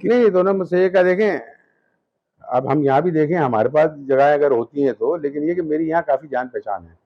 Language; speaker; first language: Urdu; native; Urdu